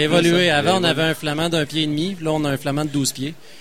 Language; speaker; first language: French; native; French